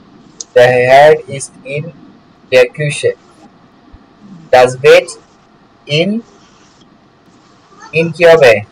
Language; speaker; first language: German; non-native, learner; Bangla